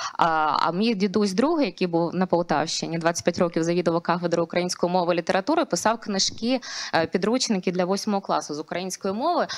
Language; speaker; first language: Ukrainian; non-native, local second language; Russian